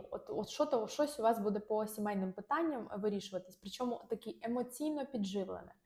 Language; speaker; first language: Ukrainian; non-native, local second language; Russian